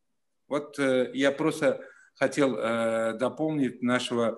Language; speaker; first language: Russian; non-native, fluent; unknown